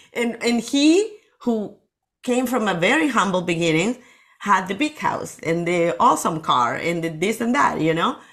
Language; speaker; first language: English; non-native, fluent; Spanish